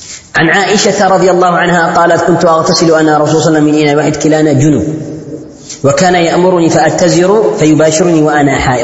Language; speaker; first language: Arabic; non-native, fluent; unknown